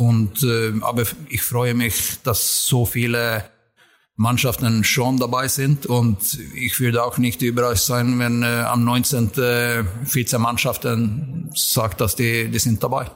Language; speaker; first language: German; non-native, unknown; Swedish